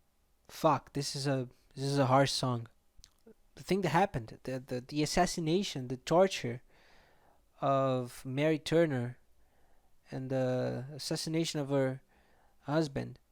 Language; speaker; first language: English; non-native, fluent; Portuguese